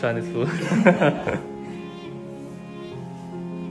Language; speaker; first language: English; non-native, learner; Chinese